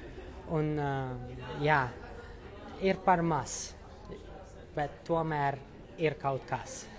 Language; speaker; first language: Latvian; non-native, local second language; Russian